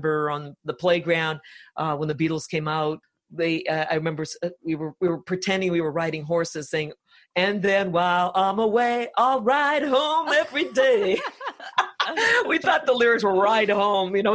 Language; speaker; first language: English; early bilingual, other home language; Finnish